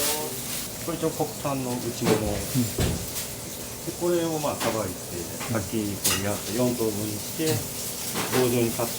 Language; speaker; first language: Japanese; native; Japanese